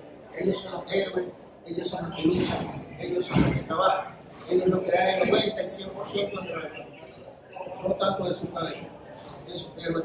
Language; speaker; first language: Spanish; native; Spanish